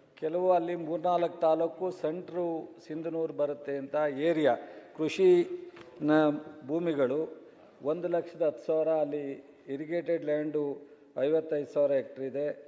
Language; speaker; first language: Kannada; native; Kannada